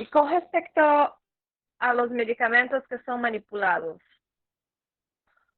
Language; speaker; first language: Spanish; native; Spanish